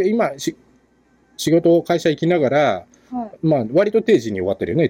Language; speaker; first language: Japanese; native; Japanese